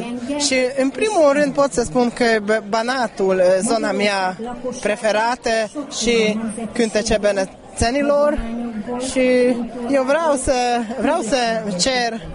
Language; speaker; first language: Romanian; non-native, fluent; Hungarian